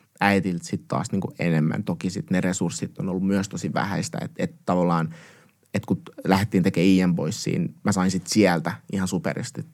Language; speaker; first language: Finnish; early bilingual, other home language; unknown